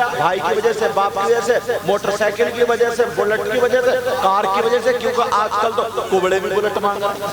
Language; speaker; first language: Urdu; native; Urdu